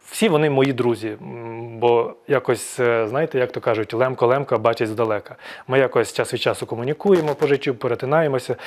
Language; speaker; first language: Ukrainian; native; Ukrainian